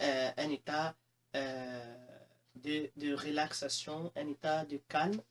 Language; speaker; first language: French; non-native, local second language; Arabic